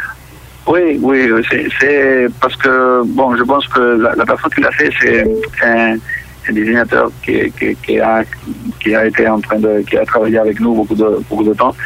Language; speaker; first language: French; non-native, local second language; Catalan